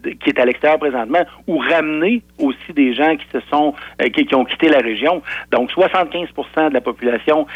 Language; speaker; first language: French; native; French